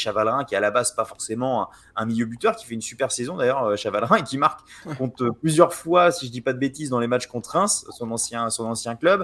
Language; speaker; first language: French; native; French